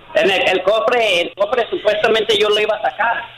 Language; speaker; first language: Spanish; native; Spanish